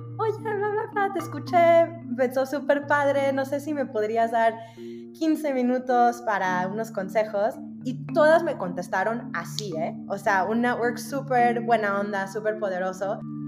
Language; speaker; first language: Spanish; early bilingual, heritage; Spanish